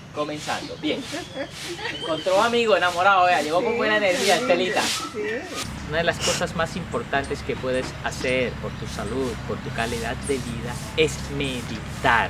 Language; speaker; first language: Spanish; native; Spanish